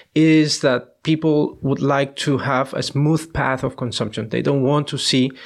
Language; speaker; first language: English; non-native, fluent; Spanish